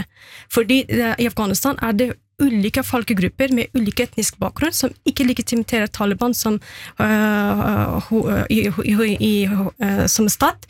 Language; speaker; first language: Norwegian; non-native, fluent; Persian